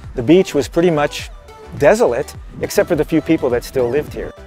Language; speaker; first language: English; native; English